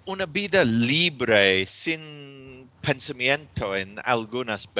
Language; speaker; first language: Spanish; non-native, learner; English